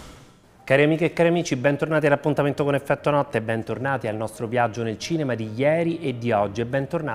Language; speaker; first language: Italian; native; Italian